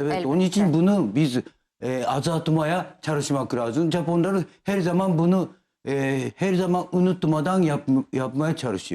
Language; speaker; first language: Turkish; non-native, learner; Japanese